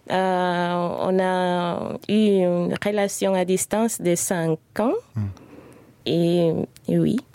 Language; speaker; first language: French; non-native, fluent; Spanish